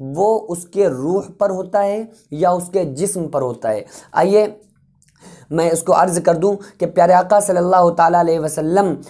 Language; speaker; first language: Urdu; native; Urdu